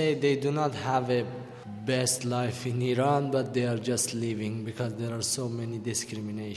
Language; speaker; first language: English; non-native, learner; Persian